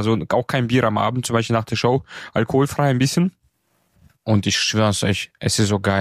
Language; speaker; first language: German; native; German